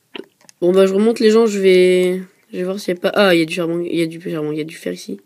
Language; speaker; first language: French; native; French